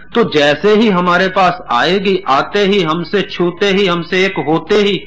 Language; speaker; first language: Hindi; non-native, local second language; Punjabi